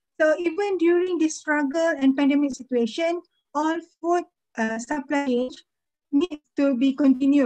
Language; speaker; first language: English; non-native, fluent; Malay